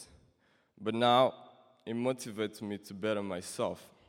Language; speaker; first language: English; non-native, local second language; Kinyarwanda